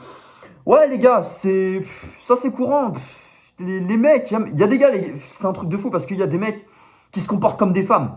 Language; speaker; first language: French; native; French